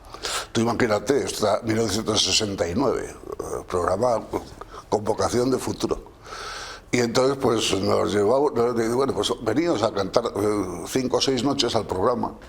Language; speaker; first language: Spanish; native; Spanish